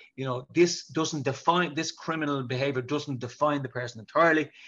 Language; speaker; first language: English; native; English